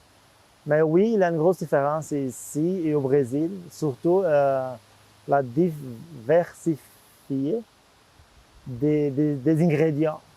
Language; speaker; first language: French; non-native, fluent; Portuguese